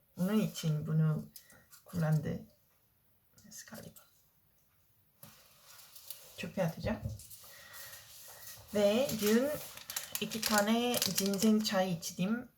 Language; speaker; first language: Turkish; non-native, learner; Korean